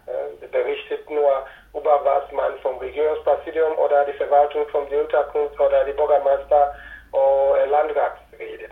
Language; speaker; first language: German; non-native, fluent; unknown